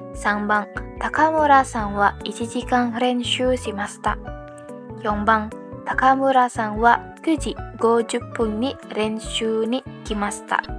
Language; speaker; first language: Japanese; non-native, learner; Indonesian